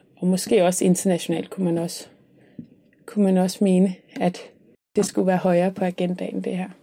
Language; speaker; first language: Danish; native; Danish